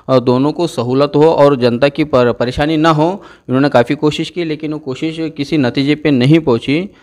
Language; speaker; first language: Hindi; native; Hindi